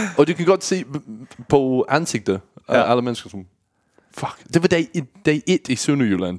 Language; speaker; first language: Danish; non-native, learner; English